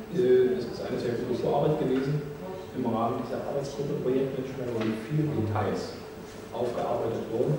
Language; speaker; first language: German; native; German